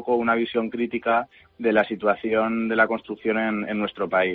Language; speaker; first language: Spanish; native; Spanish